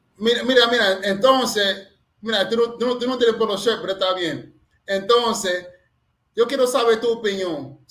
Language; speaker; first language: Spanish; non-native, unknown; English